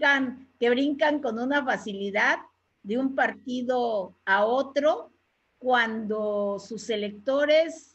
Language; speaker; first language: Spanish; native; Spanish